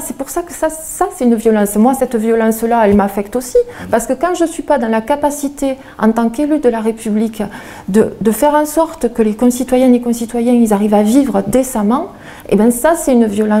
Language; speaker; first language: French; native; French